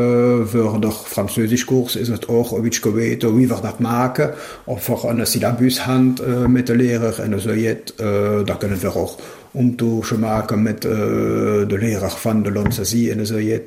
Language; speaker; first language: German; non-native, local second language; French